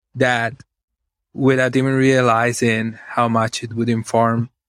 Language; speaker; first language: English; non-native, fluent; Italian